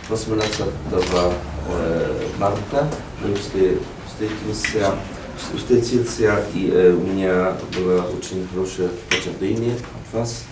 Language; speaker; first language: Russian; non-native, learner; Japanese